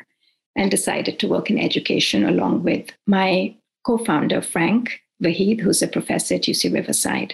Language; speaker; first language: English; non-native, local second language; Hindi